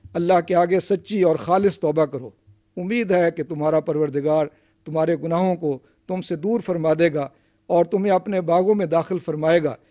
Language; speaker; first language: Urdu; native; Urdu